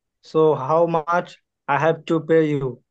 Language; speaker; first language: English; non-native, learner; Bangla